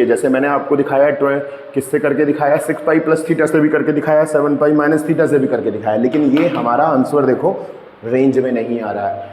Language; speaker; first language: Hindi; native; Hindi